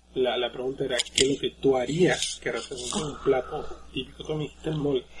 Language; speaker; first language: Spanish; native; Spanish